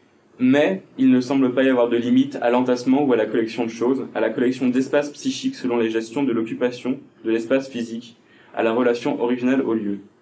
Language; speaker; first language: French; native; French